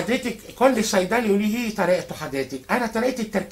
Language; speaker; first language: Arabic; native; Arabic